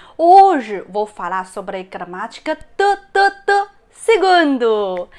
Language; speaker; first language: Portuguese; non-native, learner; Chinese